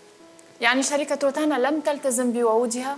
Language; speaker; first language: Arabic; native; Arabic